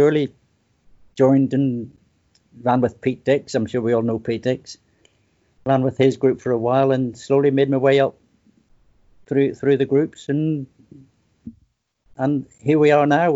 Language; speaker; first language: English; native; English